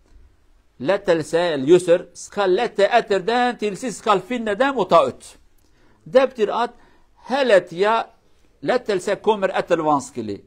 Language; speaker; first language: Norwegian; non-native, learner; Kurdish